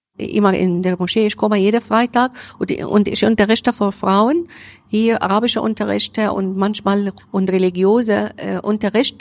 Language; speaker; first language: German; non-native, learner; Arabic